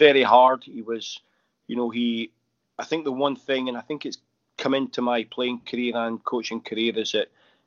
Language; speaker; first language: English; native; English